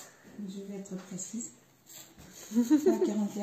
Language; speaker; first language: French; non-native, fluent; Japanese